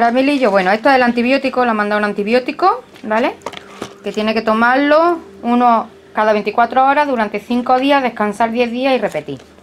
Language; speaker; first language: Spanish; native; Spanish